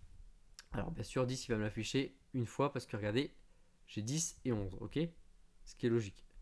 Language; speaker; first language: French; native; French